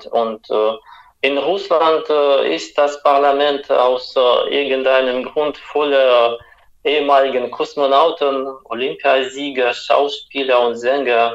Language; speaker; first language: German; non-native, fluent; Russian